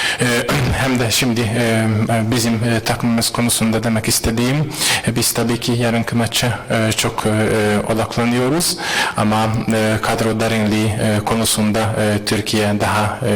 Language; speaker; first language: Turkish; non-native, fluent; Hungarian